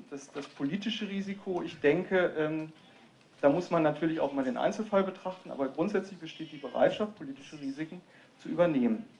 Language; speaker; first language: German; native; German